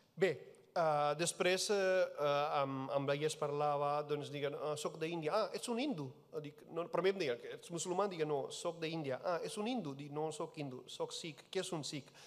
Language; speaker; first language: Catalan; non-native, fluent; Punjabi